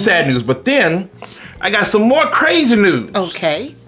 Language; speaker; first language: English; native; English